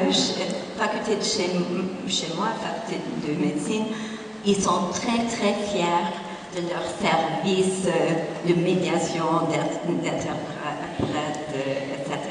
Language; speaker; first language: French; non-native, fluent; English